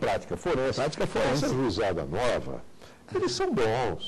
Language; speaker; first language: Portuguese; native; Portuguese